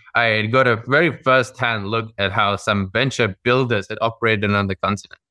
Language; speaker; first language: English; early bilingual, other home language; Russian